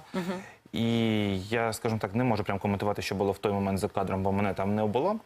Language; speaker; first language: Ukrainian; native; Ukrainian